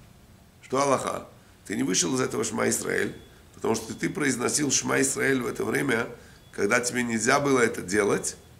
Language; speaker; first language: Russian; native; Russian